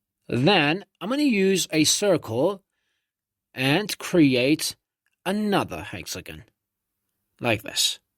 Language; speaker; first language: English; non-native, fluent; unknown